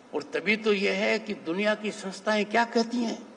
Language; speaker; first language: Hindi; native; Hindi